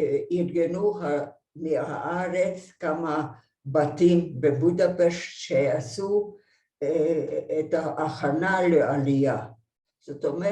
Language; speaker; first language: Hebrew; non-native, fluent; Hungarian